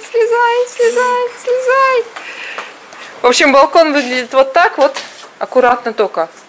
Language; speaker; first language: Russian; native; Russian